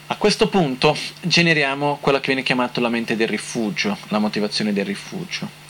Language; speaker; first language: Italian; non-native, fluent; Portuguese